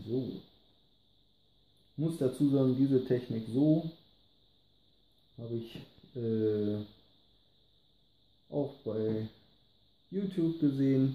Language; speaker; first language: German; native; German